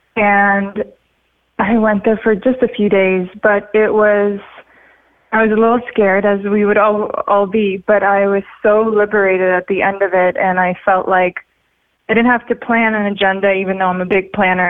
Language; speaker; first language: English; early bilingual, other home language; Russian